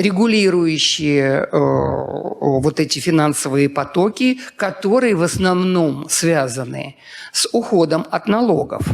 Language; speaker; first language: Russian; native; Russian